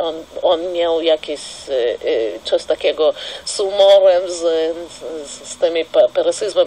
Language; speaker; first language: Polish; non-native, fluent; Russian